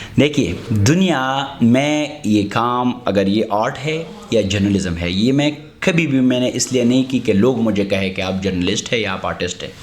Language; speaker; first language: Urdu; non-native, local second language; Pashto